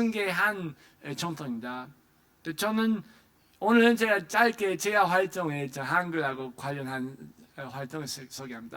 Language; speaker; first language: Korean; non-native, fluent; English